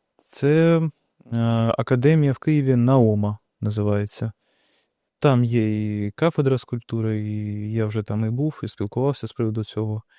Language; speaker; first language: Ukrainian; non-native, local second language; Russian